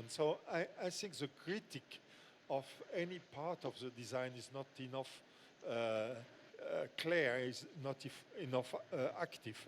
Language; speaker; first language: English; non-native, fluent; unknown